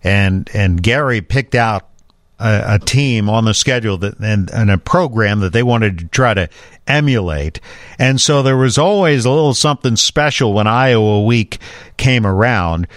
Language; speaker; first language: English; native; English